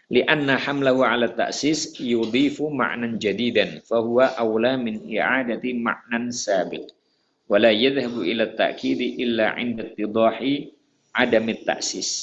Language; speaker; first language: Arabic; non-native, fluent; Indonesian